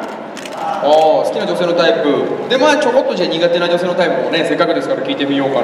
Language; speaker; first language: Japanese; native; Japanese